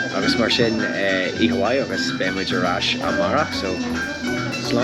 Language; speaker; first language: Irish; non-native, local second language; English